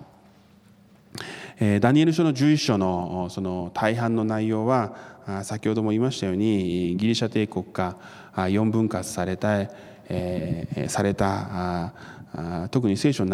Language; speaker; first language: Japanese; non-native, fluent; Korean